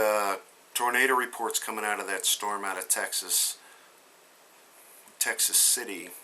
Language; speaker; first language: English; native; English